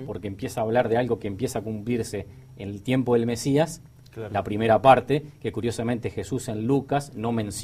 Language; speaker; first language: Spanish; native; Spanish